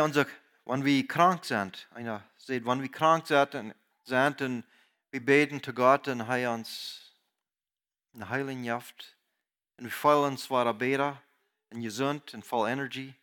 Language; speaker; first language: German; non-native, learner; Plautdietsch